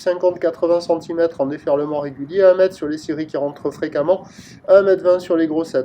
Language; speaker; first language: French; native; French